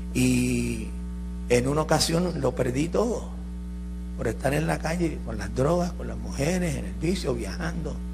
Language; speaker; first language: Spanish; early bilingual, heritage; Spanish